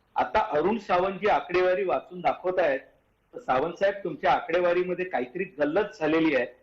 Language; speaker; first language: Marathi; native; Marathi